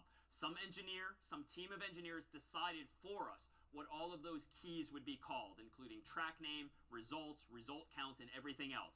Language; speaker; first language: English; native; English